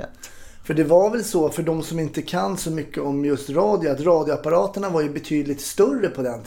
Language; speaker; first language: Swedish; native; Swedish